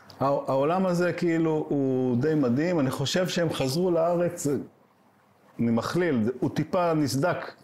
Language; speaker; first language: Hebrew; native; Hebrew